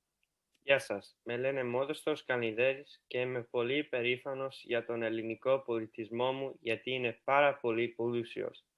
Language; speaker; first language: Greek; early bilingual, heritage; Greek